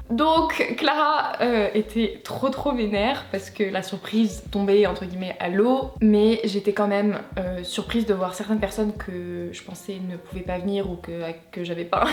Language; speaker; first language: French; native; French